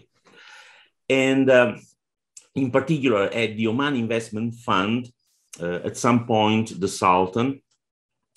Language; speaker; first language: English; non-native, fluent; Italian